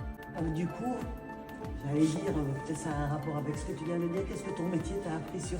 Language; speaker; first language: French; native; French